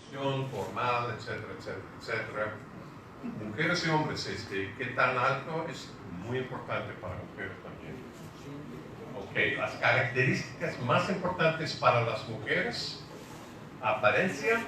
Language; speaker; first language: Spanish; non-native, fluent; English